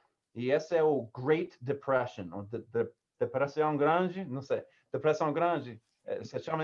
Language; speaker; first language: Portuguese; non-native, learner; English